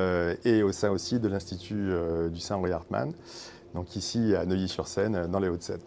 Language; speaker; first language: French; native; French